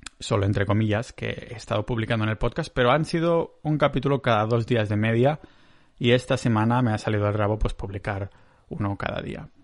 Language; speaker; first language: Spanish; non-native, local second language; Catalan